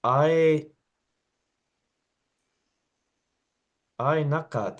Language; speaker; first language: Japanese; non-native, learner; English